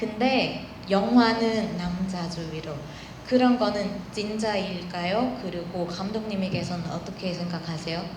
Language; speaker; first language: Korean; non-native, learner; Thai